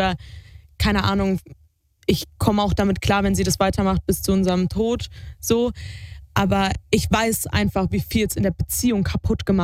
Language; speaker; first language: German; native; German